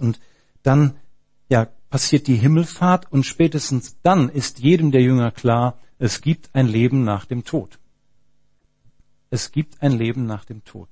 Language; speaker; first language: German; native; German